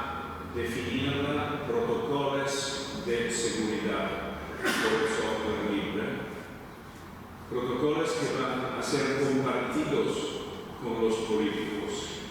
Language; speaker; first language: Spanish; non-native, fluent; Italian